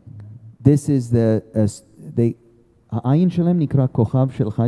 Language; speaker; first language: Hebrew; non-native, fluent; English